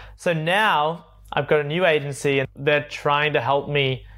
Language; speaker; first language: English; native; English